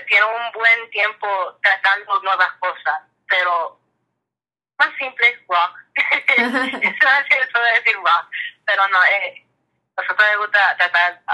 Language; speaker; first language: Spanish; early bilingual, heritage; English